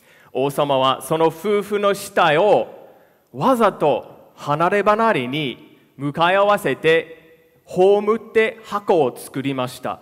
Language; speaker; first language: Japanese; non-native, fluent; English